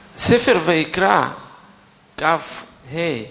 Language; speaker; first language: Hebrew; non-native, fluent; Russian